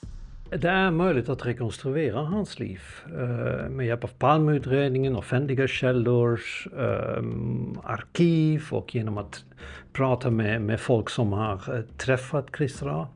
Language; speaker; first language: Swedish; native; Swedish